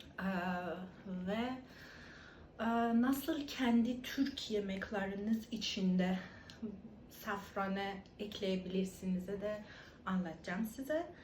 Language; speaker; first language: Turkish; non-native, learner; Persian